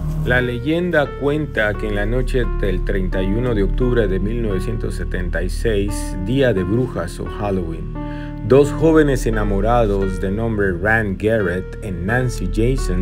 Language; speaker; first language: Spanish; native; Spanish